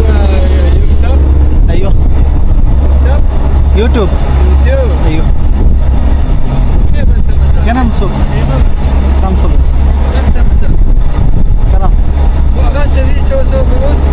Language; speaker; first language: Arabic; non-native, learner; Bangla